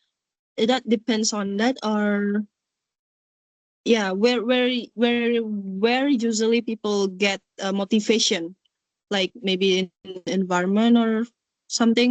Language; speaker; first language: English; non-native, learner; Indonesian